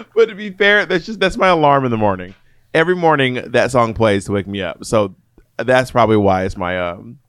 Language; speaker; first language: English; native; English